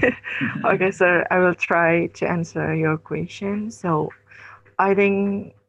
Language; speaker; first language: English; non-native, learner; Indonesian